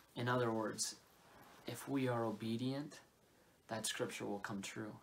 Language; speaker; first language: English; native; English